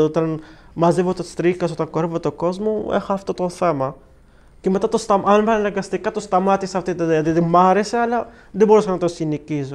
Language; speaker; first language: Greek; non-native, learner; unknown